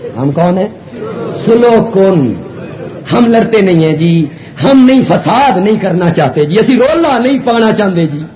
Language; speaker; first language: Urdu; non-native, local second language; Punjabi